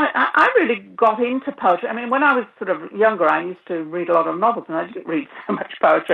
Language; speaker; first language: English; native; English